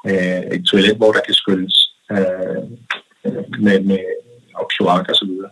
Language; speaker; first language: Danish; non-native, local second language; Kalaallisut